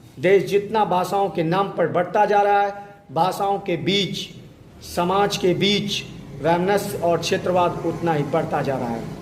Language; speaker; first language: Hindi; native; Hindi